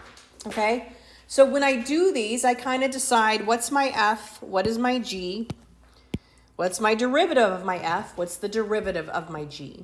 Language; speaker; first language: English; native; English